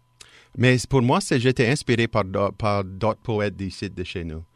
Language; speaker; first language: French; native; French